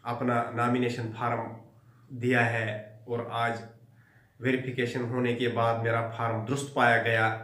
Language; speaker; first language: Hindi; non-native, local second language; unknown